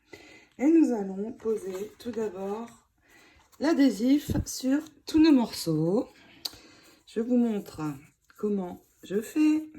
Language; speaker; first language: French; native; French